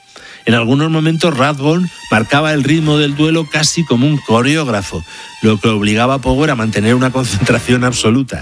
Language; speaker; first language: Spanish; native; Spanish